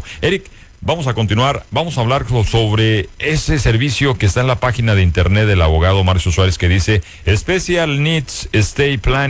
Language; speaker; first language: Spanish; native; Spanish